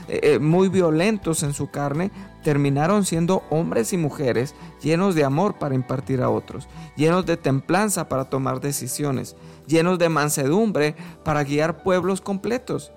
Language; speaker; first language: Spanish; native; Spanish